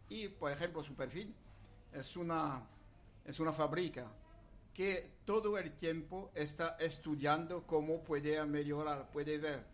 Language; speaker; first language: Spanish; non-native, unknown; French